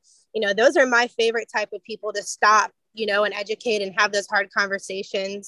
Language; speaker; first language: English; native; English